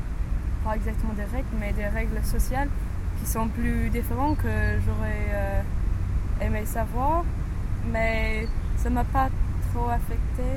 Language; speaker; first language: French; non-native, fluent; English